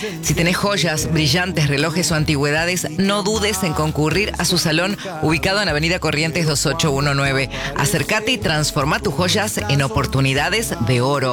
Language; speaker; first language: Spanish; native; Spanish